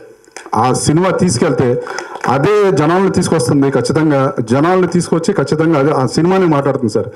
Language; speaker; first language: Telugu; native; Telugu